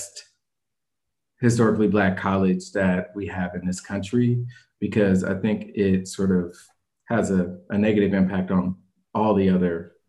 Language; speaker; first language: English; native; English